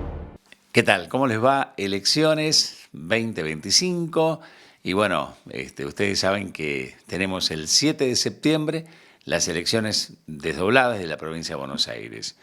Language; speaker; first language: Spanish; native; Spanish